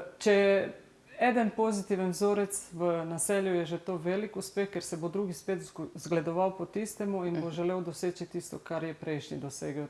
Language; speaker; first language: Slovenian; non-native, local second language; Romany